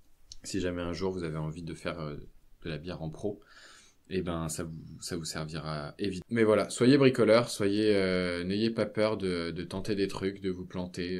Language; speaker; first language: French; native; French